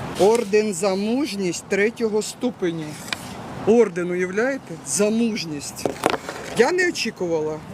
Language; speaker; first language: Ukrainian; native; Ukrainian